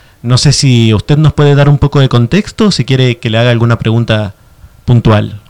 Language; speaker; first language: Spanish; native; Spanish